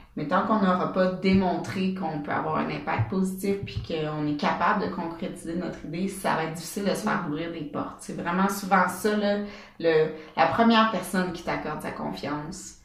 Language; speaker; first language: French; native; French